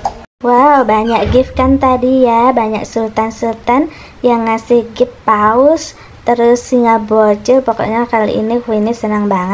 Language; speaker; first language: Indonesian; native; Indonesian